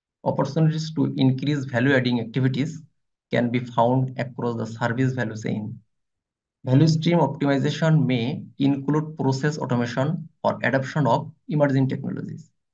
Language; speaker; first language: English; non-native, local second language; Bangla